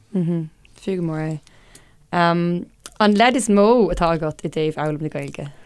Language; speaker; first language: Irish; non-native, local second language; English